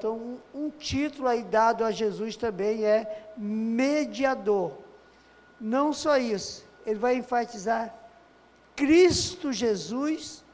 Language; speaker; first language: Portuguese; native; Portuguese